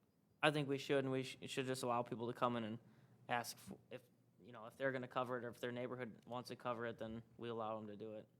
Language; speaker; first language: English; native; English